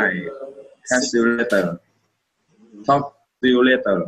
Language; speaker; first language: English; non-native, learner; Vietnamese